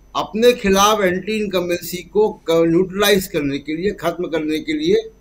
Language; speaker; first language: Hindi; native; Hindi